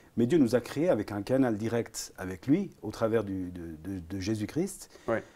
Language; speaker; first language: French; early bilingual, other home language; Italian